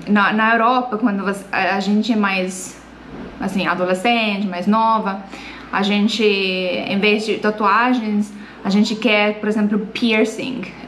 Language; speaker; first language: Portuguese; non-native, fluent; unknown